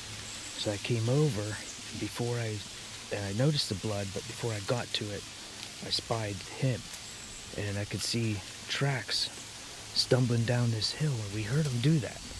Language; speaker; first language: English; native; English